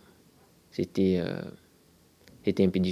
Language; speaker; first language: French; non-native, local second language; Comorian